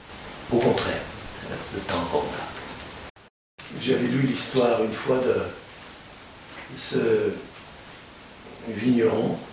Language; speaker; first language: French; native; French